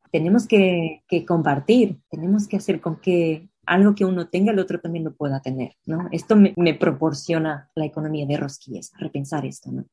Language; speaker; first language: Spanish; non-native, fluent; Portuguese